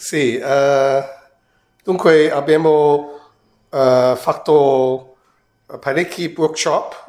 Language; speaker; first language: Italian; non-native, fluent; Cantonese